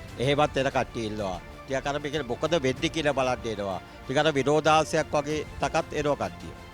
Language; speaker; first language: Sinhala; native; Sinhala